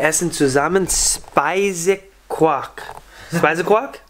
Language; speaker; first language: German; non-native, learner; English